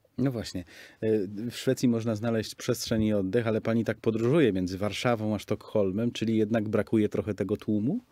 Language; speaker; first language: Polish; native; Polish